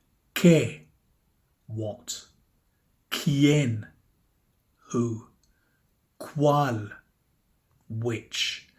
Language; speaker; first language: Spanish; non-native, fluent; English